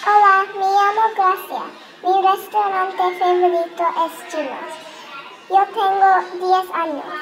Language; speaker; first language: Spanish; non-native, learner; English